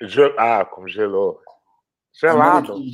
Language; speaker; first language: Portuguese; non-native, learner; English